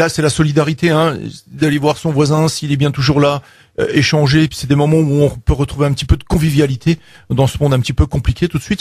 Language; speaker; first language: French; native; French